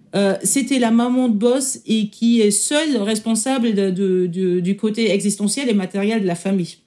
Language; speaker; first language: French; non-native, fluent; German